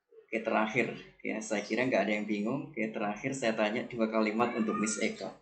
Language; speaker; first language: Indonesian; native; Indonesian